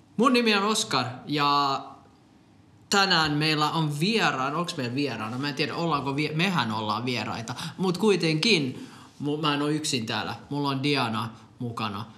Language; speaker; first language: Finnish; non-native, local second language; Swedish